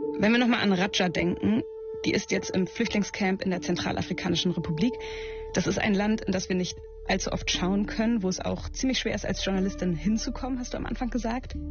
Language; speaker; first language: German; native; German